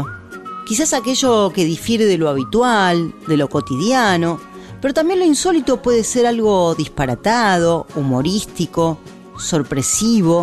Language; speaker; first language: Spanish; native; Spanish